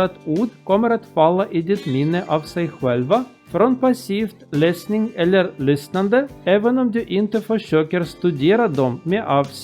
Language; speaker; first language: Swedish; non-native, learner; Russian